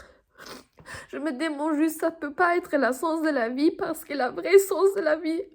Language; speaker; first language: French; non-native, fluent; German